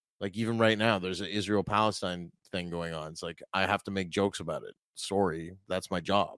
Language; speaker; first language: English; native; English